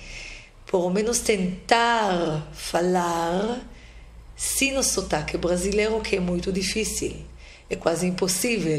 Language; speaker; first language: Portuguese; non-native, fluent; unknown